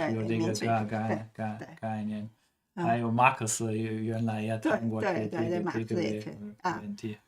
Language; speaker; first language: Chinese; non-native, fluent; German